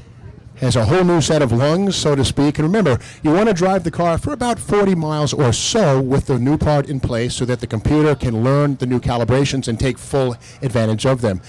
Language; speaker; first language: English; native; English